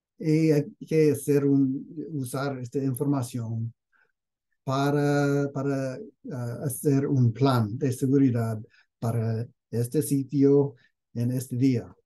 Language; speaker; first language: Spanish; non-native, fluent; English